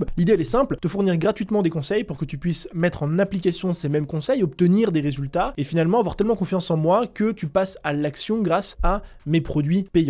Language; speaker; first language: French; native; French